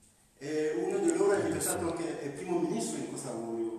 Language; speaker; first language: Italian; non-native, fluent; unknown